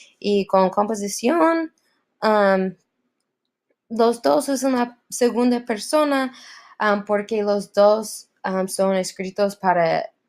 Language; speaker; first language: Spanish; non-native, learner; English